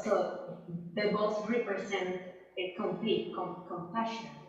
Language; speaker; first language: English; non-native, learner; Spanish